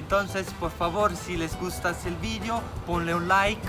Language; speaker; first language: Spanish; non-native, fluent; Italian